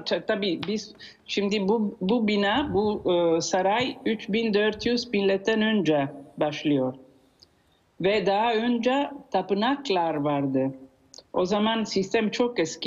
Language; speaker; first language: Turkish; non-native, learner; Italian